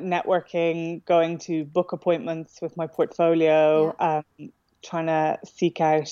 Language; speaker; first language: English; native; English